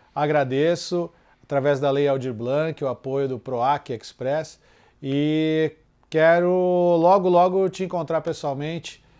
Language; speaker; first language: Portuguese; native; Portuguese